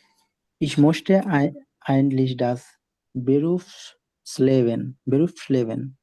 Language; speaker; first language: German; non-native, learner; Bangla